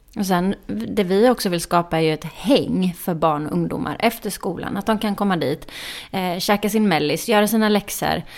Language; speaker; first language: Swedish; native; Swedish